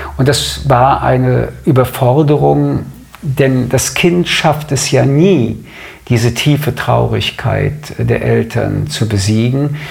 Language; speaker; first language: German; early bilingual, other home language; French